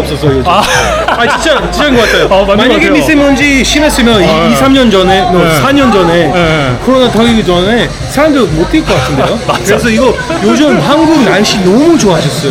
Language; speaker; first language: Korean; non-native, fluent; English